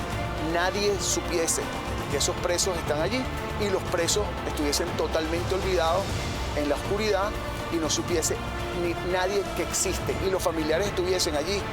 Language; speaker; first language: Spanish; native; Spanish